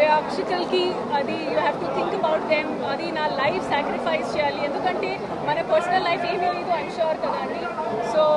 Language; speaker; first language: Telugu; non-native, learner; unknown